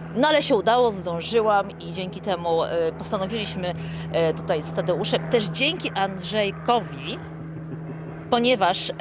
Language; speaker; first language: Polish; native; Polish